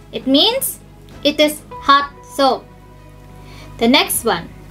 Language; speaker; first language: English; non-native, local second language; Filipino